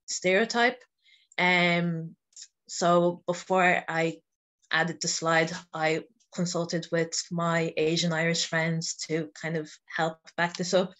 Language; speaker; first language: English; native; English